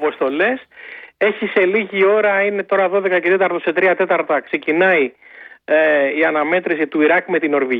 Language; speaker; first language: Greek; native; Greek